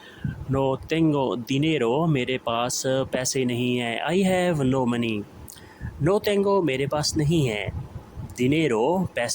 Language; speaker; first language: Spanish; non-native, learner; Urdu